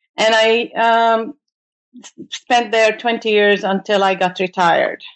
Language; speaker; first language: English; non-native, fluent; Arabic